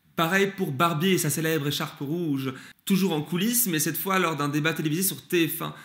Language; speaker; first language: French; early bilingual, other home language; Turkish